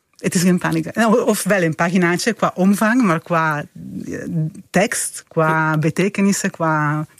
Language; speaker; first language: Dutch; non-native, fluent; Italian